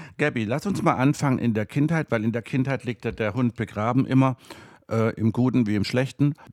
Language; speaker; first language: German; native; German